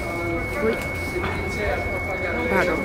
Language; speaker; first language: Italian; non-native, learner; Japanese